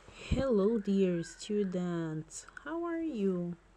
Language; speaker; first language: English; non-native, fluent; Portuguese